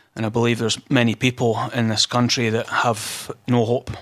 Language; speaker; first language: English; native; English